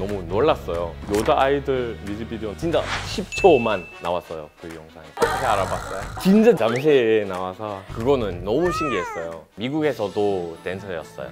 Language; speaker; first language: Korean; non-native, fluent; English